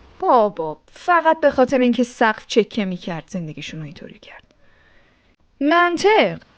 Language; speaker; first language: Persian; native; Persian